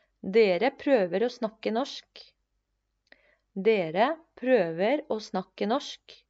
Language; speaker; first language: Norwegian; non-native, fluent; Spanish